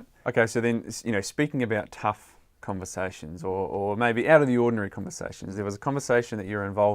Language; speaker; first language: English; native; English